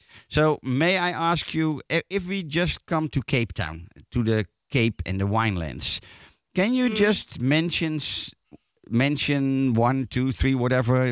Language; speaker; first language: English; non-native, fluent; Dutch